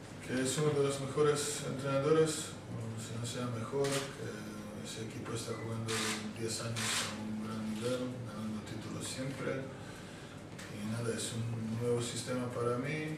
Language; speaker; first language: Spanish; non-native, fluent; Croatian